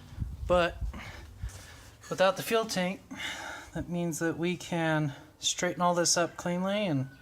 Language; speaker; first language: English; native; English